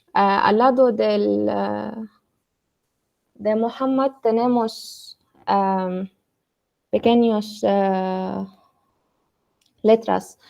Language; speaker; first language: Spanish; non-native, learner; Arabic